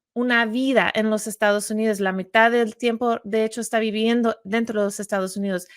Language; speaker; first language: Spanish; non-native, fluent; English